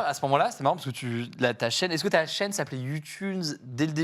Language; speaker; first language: French; native; French